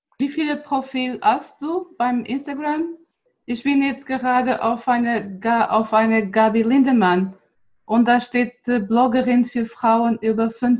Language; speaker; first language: German; non-native, fluent; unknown